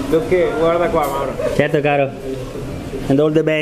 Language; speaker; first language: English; non-native, learner; Italian